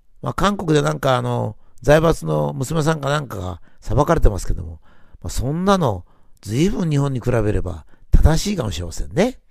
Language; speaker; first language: Japanese; native; Japanese